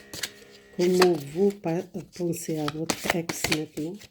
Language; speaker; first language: French; non-native, learner; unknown